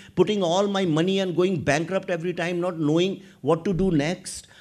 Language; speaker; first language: English; non-native, local second language; Hindi